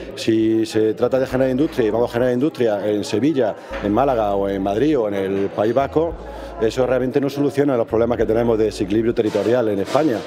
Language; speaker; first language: Spanish; native; Spanish